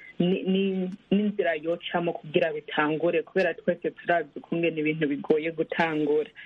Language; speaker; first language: Rundi; early bilingual, heritage; Rundi